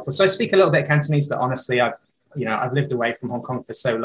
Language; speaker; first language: English; native; English